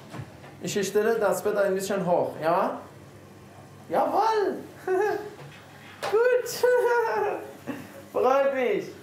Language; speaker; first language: German; non-native, learner; Persian